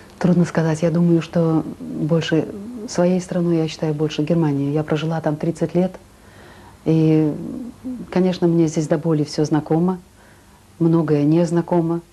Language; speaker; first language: Russian; native; Russian